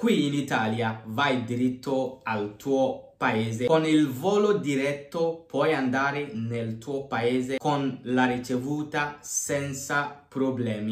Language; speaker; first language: Italian; non-native, fluent; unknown